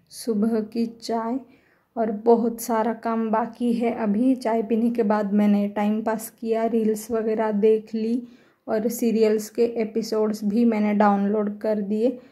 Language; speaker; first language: Hindi; non-native, local second language; Marathi